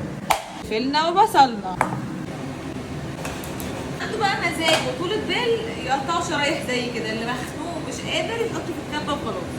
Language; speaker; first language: Arabic; native; Arabic